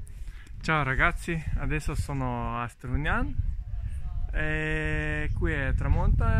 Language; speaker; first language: Italian; non-native, learner; Slovenian